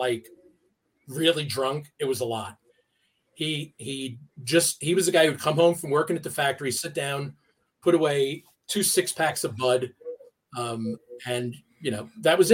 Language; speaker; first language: English; native; English